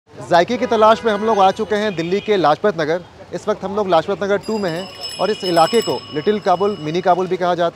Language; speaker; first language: Hindi; native; Hindi